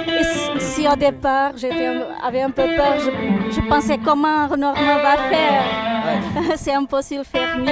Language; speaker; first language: French; non-native, fluent; Portuguese